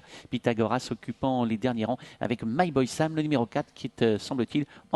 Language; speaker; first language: French; native; French